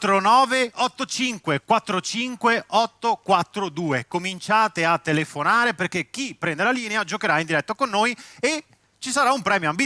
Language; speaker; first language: Italian; native; Italian